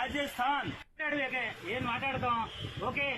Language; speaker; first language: Kannada; non-native, learner; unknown